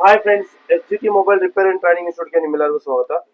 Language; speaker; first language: Hindi; non-native, local second language; Kannada